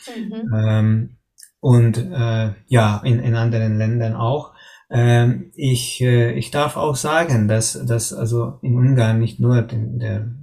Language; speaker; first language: German; non-native, learner; Hungarian